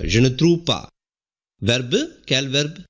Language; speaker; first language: French; non-native, fluent; Tamil